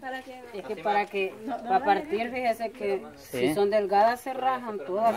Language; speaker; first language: Spanish; native; Spanish